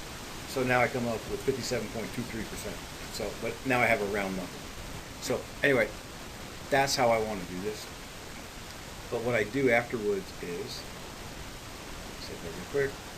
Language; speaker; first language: English; native; English